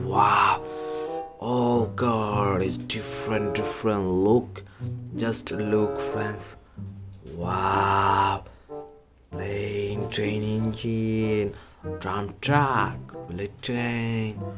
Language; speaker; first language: English; non-native, learner; Indonesian